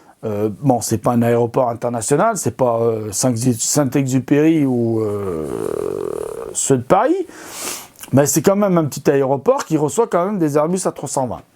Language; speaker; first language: French; native; French